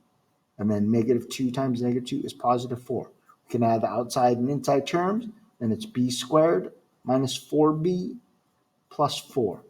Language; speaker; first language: English; native; English